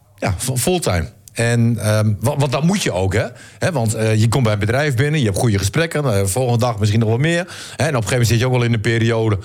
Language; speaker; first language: Dutch; native; Dutch